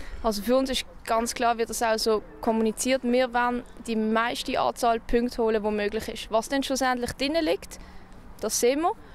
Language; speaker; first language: German; native; German